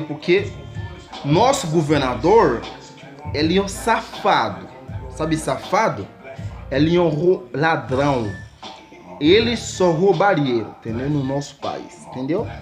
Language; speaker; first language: Portuguese; non-native, learner; Haitian Creole